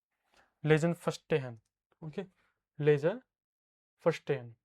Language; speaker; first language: German; non-native, fluent; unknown